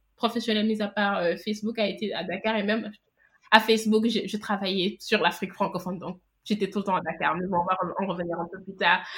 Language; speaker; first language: French; non-native, local second language; Wolof